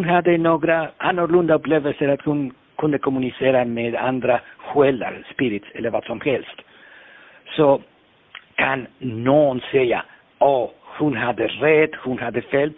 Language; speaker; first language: Swedish; non-native, fluent; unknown